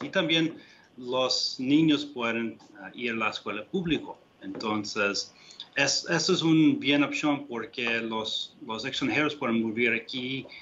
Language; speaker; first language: Spanish; non-native, fluent; English